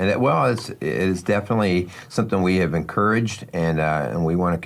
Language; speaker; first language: English; native; English